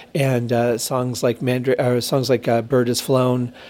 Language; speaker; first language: English; native; English